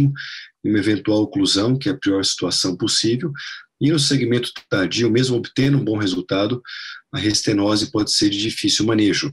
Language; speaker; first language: Portuguese; non-native, fluent; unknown